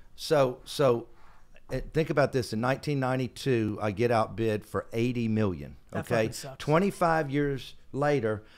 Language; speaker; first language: English; native; English